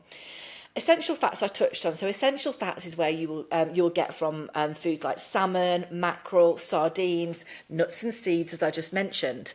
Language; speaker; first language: English; native; English